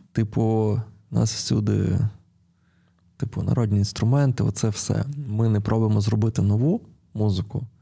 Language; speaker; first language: Ukrainian; non-native, local second language; Russian